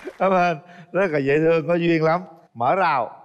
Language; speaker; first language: Vietnamese; native; Vietnamese